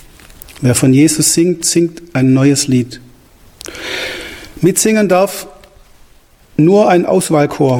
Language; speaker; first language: German; native; German